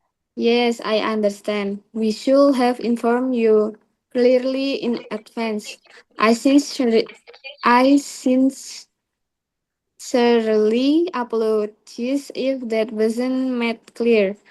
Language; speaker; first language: English; non-native, learner; Indonesian